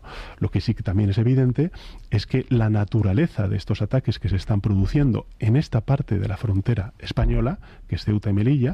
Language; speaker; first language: Spanish; native; Spanish